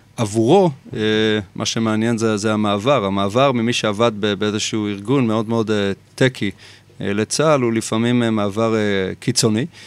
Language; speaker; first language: Hebrew; native; Hebrew